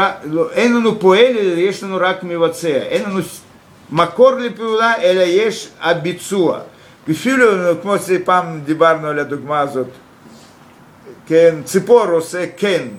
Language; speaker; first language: Hebrew; non-native, fluent; Russian